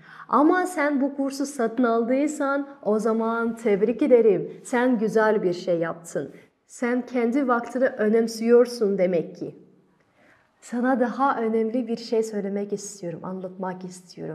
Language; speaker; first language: Turkish; non-native, fluent; Kazakh